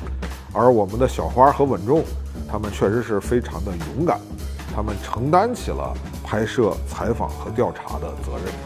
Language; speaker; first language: Chinese; native; Chinese